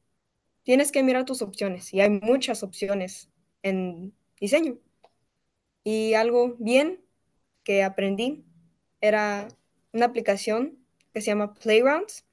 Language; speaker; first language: Spanish; early bilingual, heritage; Spanish